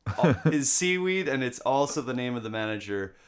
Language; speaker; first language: English; native; English